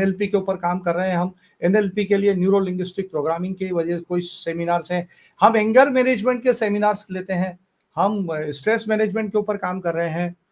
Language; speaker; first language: Hindi; native; Hindi